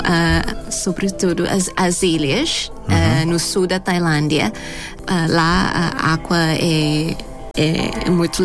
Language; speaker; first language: Portuguese; non-native, fluent; Thai